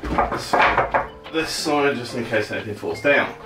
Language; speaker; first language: English; native; English